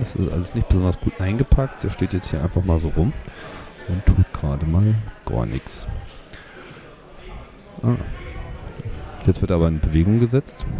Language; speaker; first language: German; native; German